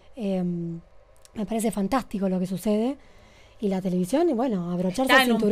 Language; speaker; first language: Spanish; native; Spanish